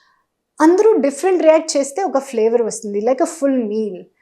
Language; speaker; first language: Telugu; non-native, local second language; Hindi